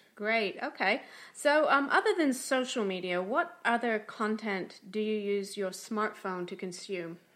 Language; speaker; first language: English; native; English